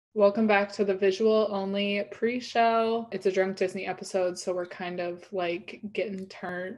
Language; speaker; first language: English; native; English